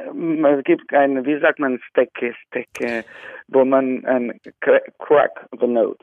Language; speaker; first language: German; non-native, learner; Albanian